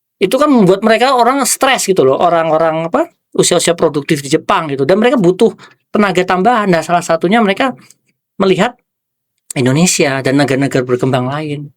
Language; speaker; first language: Indonesian; native; Indonesian